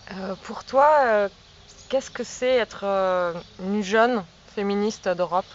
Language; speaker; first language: French; native; French